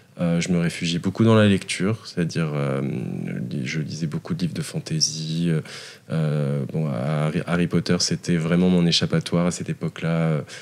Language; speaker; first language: French; non-native, local second language; Arabic